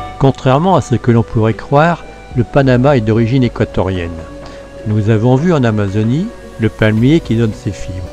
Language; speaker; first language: French; native; French